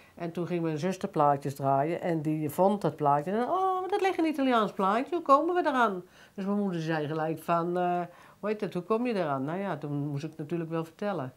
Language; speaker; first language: Dutch; native; Dutch